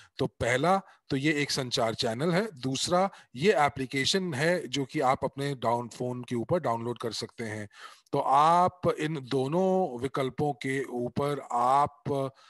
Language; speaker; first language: Hindi; native; Hindi